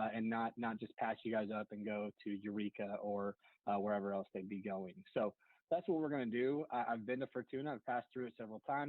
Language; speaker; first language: English; native; English